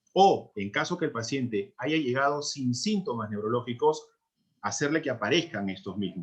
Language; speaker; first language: Spanish; native; Spanish